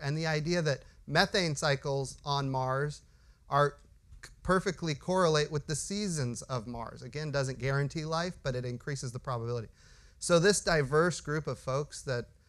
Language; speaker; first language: English; native; English